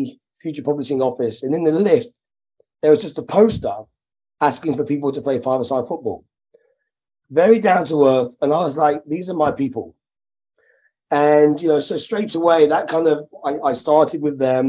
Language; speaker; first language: English; native; English